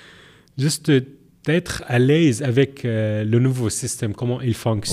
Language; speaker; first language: French; non-native, learner; Arabic